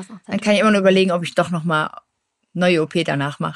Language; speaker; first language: German; native; German